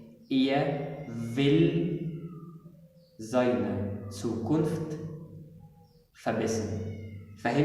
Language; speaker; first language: German; non-native, fluent; Arabic